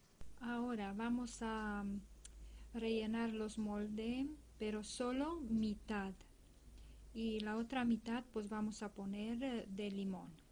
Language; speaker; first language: Spanish; non-native, fluent; Romanian